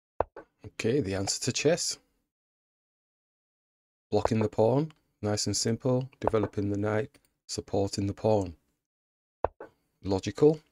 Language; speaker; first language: English; native; English